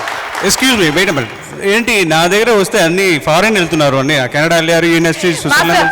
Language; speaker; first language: Telugu; native; Telugu